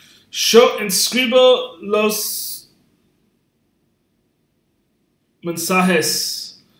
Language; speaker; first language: Spanish; non-native, learner; English